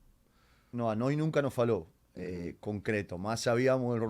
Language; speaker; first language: Portuguese; non-native, learner; Spanish